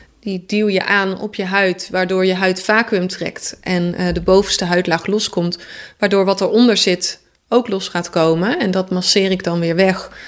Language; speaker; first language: Dutch; native; Dutch